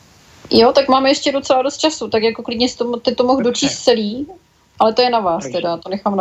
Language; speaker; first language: Czech; native; Czech